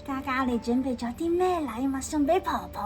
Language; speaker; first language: Cantonese; native; Cantonese